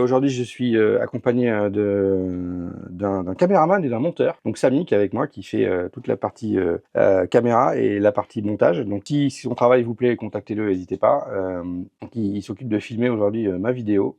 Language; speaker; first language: French; native; French